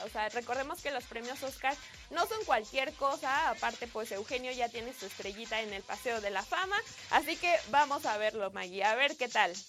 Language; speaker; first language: Spanish; native; Spanish